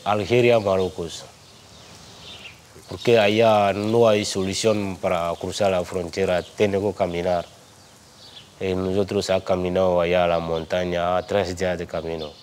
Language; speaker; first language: Spanish; non-native, learner; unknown